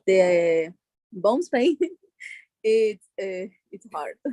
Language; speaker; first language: English; non-native, learner; Spanish